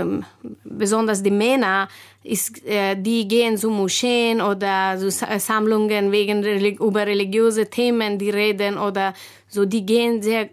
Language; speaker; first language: German; non-native, learner; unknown